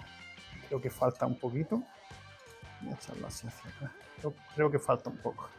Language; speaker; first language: Spanish; native; Spanish